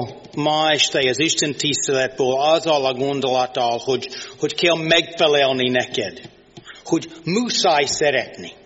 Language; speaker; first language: Hungarian; non-native, fluent; English